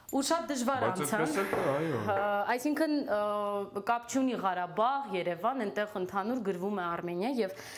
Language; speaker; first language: Armenian; native; Armenian